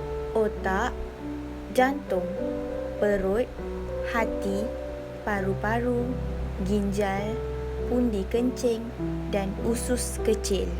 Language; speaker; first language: Malay; native; Malay